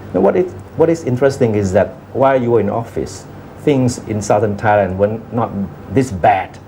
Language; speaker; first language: English; non-native, fluent; Thai